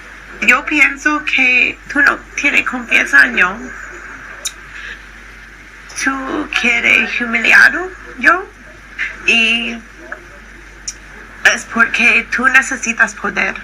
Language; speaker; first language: Spanish; non-native, learner; English